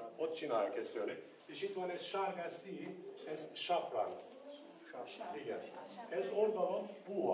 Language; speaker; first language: Hungarian; non-native, learner; Turkish